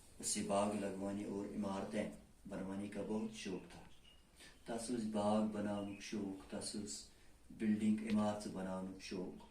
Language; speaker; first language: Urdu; non-native, local second language; Kashmiri